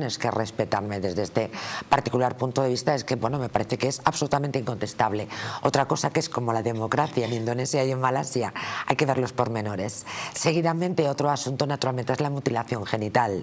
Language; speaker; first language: Spanish; native; Spanish